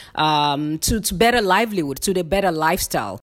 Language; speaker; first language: English; non-native, local second language; Yoruba